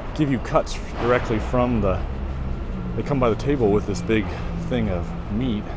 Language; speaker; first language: English; native; English